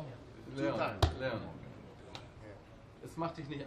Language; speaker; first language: German; native; German